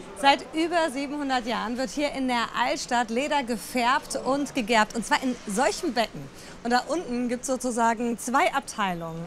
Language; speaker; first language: German; early bilingual, other home language; Riffian